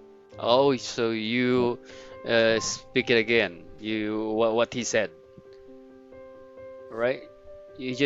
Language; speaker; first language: English; non-native, fluent; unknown